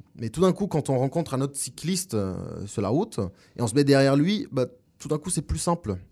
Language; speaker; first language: French; non-native, fluent; Spanish